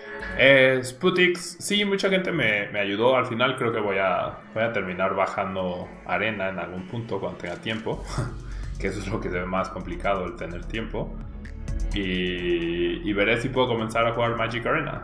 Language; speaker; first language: Spanish; native; Spanish